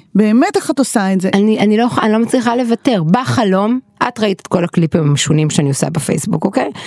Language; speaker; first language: Hebrew; native; Hebrew